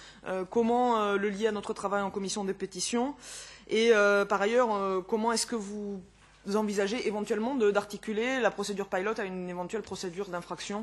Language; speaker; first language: French; native; French